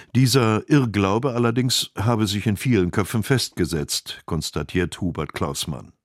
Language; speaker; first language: German; native; German